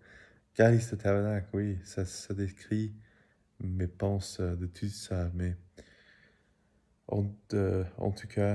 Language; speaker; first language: French; non-native, learner; English